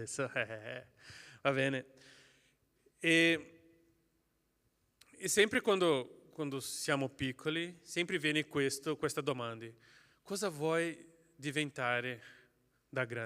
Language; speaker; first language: Italian; non-native, fluent; Portuguese